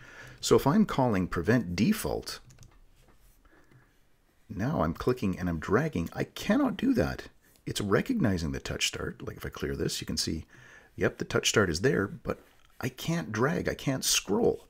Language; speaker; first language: English; native; English